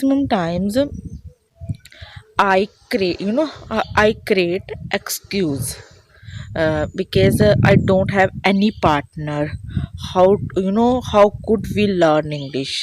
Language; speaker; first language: English; non-native, learner; Hindi